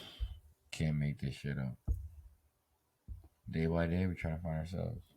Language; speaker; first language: English; native; English